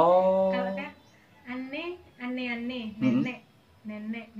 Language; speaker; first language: Indonesian; native; Indonesian